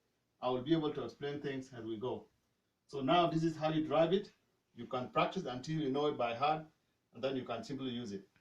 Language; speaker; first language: English; non-native, fluent; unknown